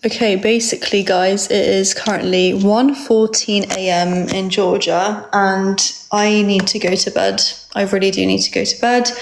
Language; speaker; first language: English; early bilingual, other home language; Georgian